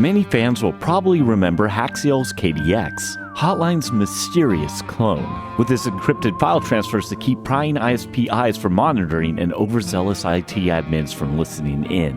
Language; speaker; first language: English; native; English